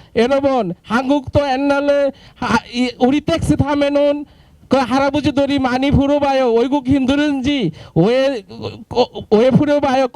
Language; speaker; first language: Korean; non-native, learner; Bangla